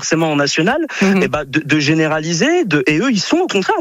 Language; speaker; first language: French; native; French